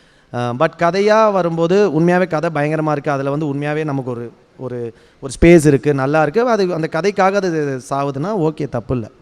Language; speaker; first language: Tamil; native; Tamil